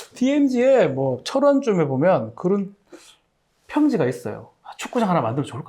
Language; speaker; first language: Korean; native; Korean